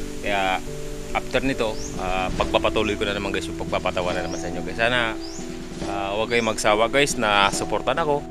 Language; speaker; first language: Filipino; non-native, local second language; Bikol